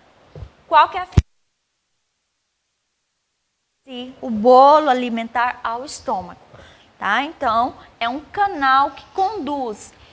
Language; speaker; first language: Portuguese; native; Portuguese